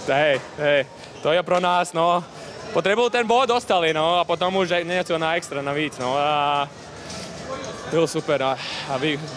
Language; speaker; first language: Czech; non-native, learner; Latvian